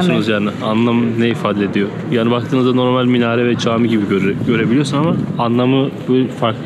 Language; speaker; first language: Turkish; native; Turkish